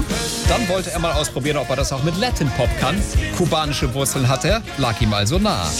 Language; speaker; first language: German; native; German